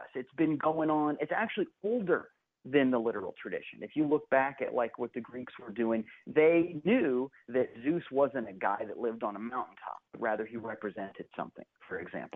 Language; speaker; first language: English; native; English